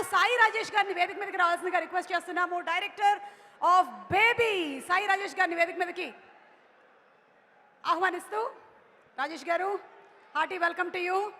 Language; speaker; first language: Telugu; native; Telugu